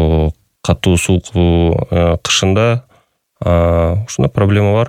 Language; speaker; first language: Kyrgyz; non-native, local second language; Russian